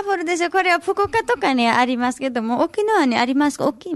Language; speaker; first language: Japanese; non-native, learner; Nepali